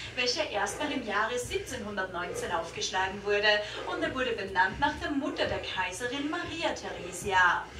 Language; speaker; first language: German; native; German